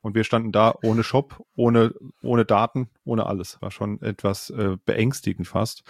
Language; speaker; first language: German; native; German